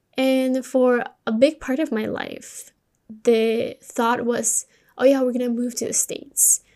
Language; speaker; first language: English; early bilingual, other home language; Spanish